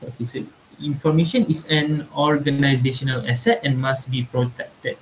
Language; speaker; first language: English; non-native, local second language; Malay